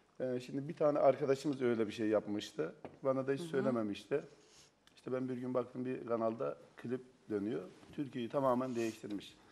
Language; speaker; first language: Turkish; native; Turkish